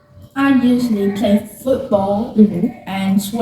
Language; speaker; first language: English; non-native, learner; Vietnamese